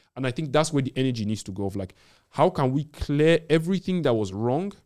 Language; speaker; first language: English; non-native, local second language; Yoruba